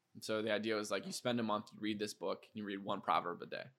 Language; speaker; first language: English; native; English